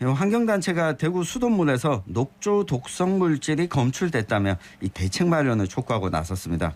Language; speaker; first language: Korean; native; Korean